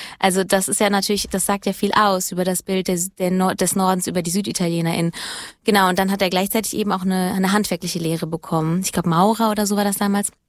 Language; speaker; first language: German; early bilingual, other home language; Italian